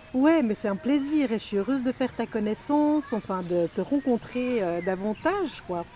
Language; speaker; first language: French; native; French